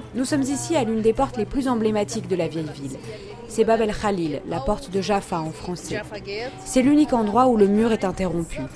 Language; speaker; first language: French; non-native, fluent; Arabic